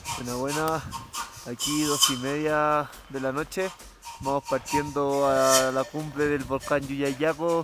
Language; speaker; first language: Spanish; native; Spanish